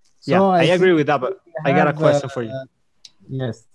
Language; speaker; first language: English; non-native, learner; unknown